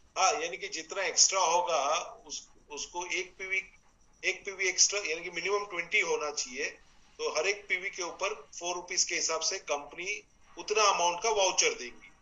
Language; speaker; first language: Hindi; native; Hindi